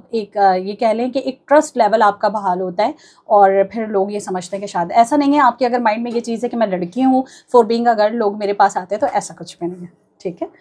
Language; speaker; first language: Urdu; native; Urdu